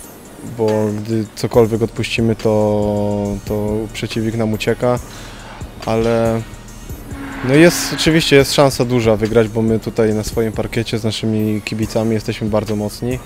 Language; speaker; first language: Polish; native; Polish